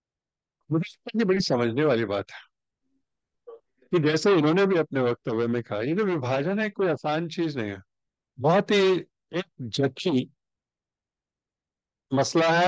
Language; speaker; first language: Hindi; native; Hindi